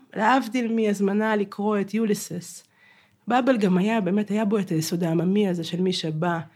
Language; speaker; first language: Hebrew; non-native, fluent; Russian